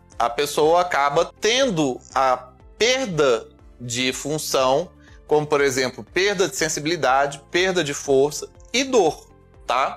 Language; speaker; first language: Portuguese; native; Portuguese